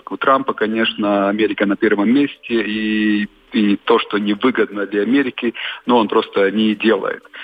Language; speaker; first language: Russian; non-native, local second language; Latvian